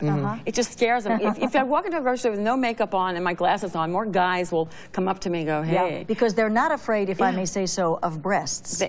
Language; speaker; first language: English; native; English